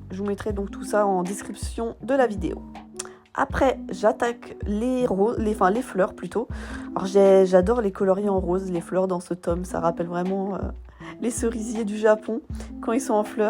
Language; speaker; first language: French; native; French